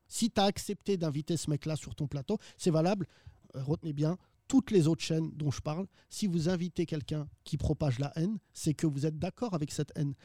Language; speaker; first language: French; early bilingual, other home language; Arabic